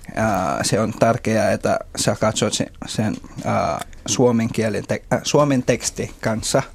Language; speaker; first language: Finnish; non-native, learner; Filipino